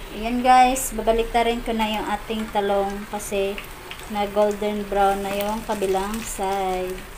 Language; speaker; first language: Filipino; non-native, local second language; Cebuano